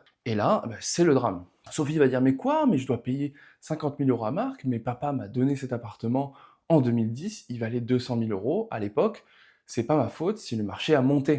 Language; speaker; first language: French; native; French